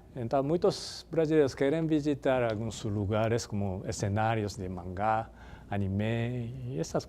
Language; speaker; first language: Portuguese; non-native, fluent; Japanese